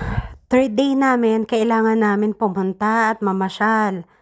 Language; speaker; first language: Filipino; native; Filipino